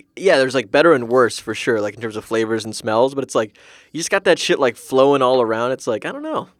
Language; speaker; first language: English; early bilingual, other home language; Hindi